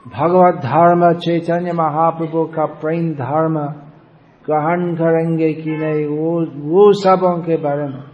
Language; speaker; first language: Hindi; non-native, fluent; English